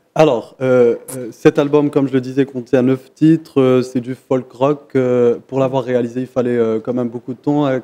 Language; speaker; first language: French; non-native, local second language; Arabic